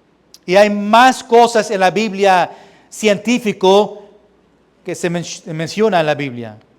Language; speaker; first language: Spanish; early bilingual, heritage; Spanish